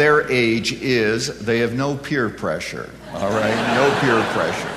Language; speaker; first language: English; native; English